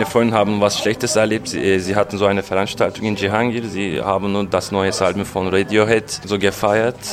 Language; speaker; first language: German; non-native, fluent; Turkish